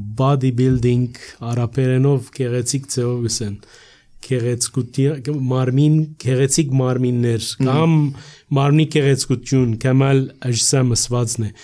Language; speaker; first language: Armenian; early bilingual, heritage; Armenian